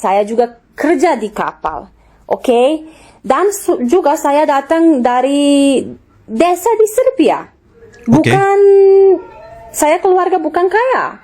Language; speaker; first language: Indonesian; non-native, learner; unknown